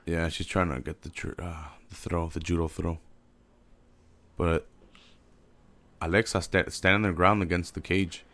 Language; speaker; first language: English; native; English